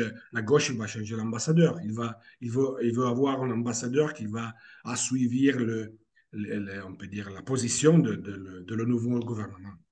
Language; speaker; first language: French; non-native, fluent; Italian